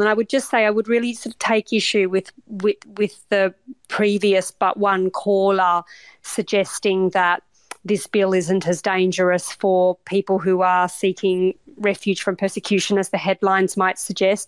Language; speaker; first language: English; native; English